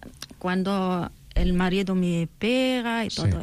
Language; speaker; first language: Spanish; non-native, learner; Arabic